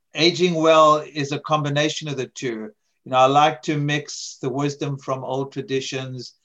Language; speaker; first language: English; native; English